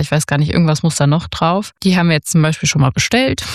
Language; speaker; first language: German; native; German